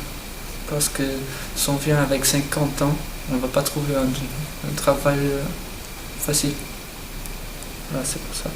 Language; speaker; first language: French; non-native, learner; Portuguese